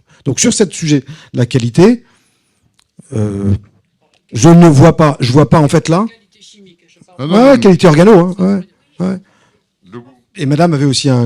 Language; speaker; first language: French; native; French